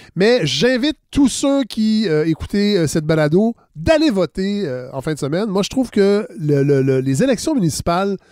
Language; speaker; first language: French; native; French